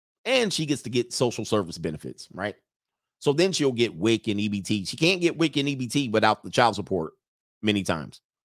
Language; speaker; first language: English; native; English